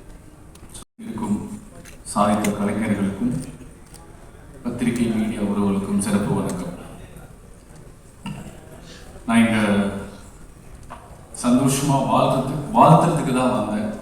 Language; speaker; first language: Tamil; native; Tamil